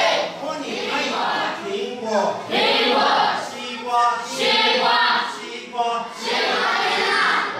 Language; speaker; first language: Chinese; non-native, learner; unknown